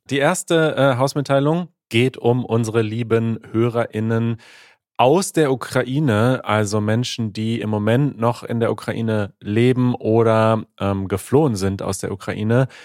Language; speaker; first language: German; native; German